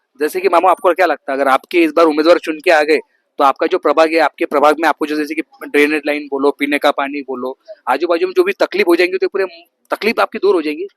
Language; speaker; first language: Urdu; non-native, local second language; Marathi